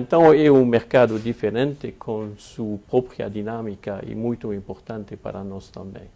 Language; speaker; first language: Portuguese; non-native, fluent; French